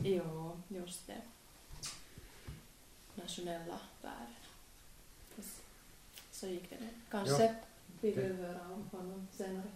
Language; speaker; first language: Swedish; non-native, local second language; Finnish